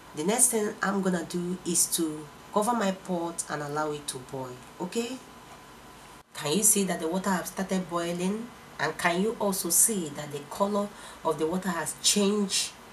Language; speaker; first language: English; non-native, local second language; Igbo